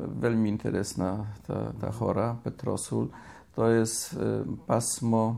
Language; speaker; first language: Slovak; non-native, learner; Polish